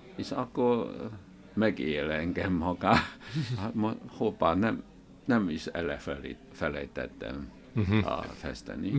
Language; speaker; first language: Hungarian; non-native, learner; Chinese